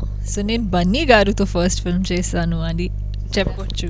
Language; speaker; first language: Telugu; non-native, local second language; Hindi